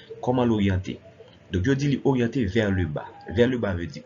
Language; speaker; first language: French; non-native, local second language; Haitian Creole